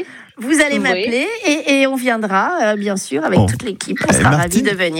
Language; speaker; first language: French; native; French